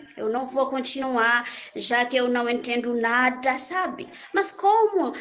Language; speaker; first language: Portuguese; non-native, learner; Haitian Creole